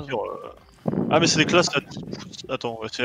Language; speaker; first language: French; native; French